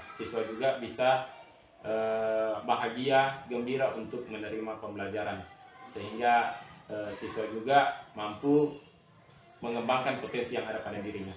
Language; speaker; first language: Indonesian; native; Indonesian